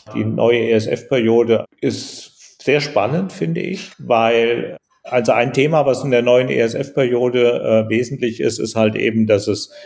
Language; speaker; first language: German; native; German